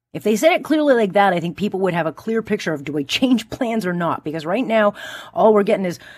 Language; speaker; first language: English; native; English